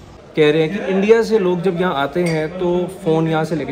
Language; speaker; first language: Hindi; native; Hindi